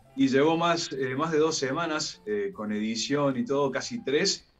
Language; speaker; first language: Spanish; native; Spanish